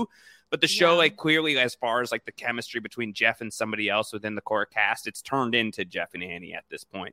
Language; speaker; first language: English; native; English